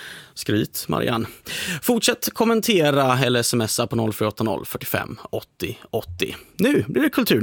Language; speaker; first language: Swedish; native; Swedish